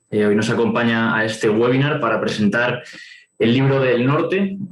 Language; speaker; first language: Spanish; native; Spanish